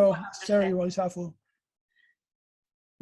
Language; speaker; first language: English; non-native, learner; Spanish